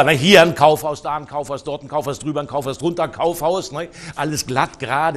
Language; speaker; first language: German; native; German